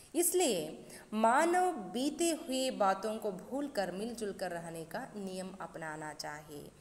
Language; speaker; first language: Hindi; non-native, local second language; Kannada